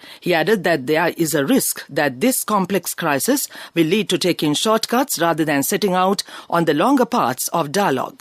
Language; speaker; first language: English; non-native, local second language; Sinhala